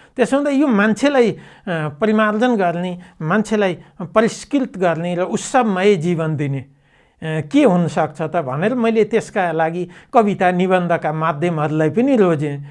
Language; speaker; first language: Nepali; native; Nepali